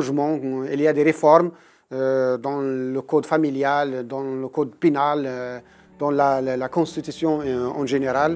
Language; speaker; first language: French; non-native, local second language; Arabic